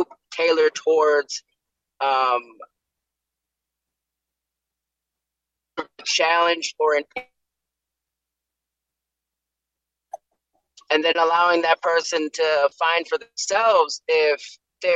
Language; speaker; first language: English; native; English